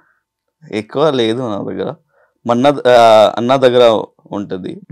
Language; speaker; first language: Telugu; non-native, learner; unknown